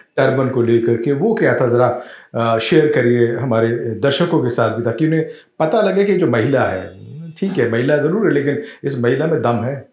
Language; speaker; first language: Hindi; native; Hindi